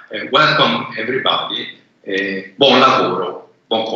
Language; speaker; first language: Italian; native; Italian